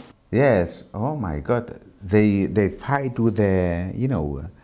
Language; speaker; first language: English; non-native, fluent; Greek